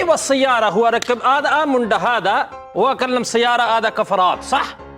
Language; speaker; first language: Arabic; non-native, learner; Punjabi